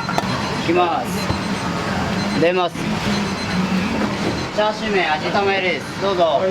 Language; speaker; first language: Japanese; native; Japanese